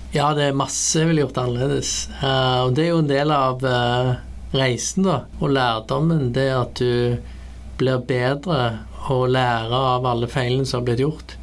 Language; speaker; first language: Norwegian; early bilingual, other home language; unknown